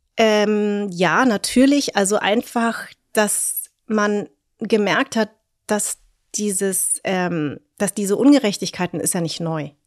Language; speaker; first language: German; early bilingual, other home language; Vietnamese